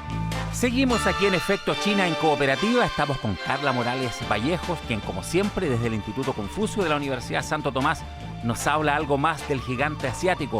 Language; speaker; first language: Spanish; native; Spanish